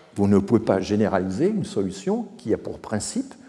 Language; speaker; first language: French; native; French